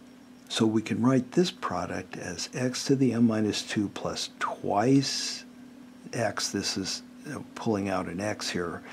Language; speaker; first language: English; native; English